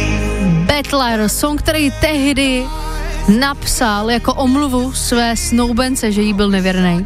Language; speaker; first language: Czech; native; Czech